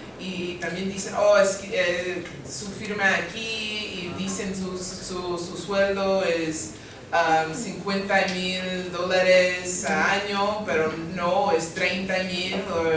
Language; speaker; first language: Spanish; non-native, learner; English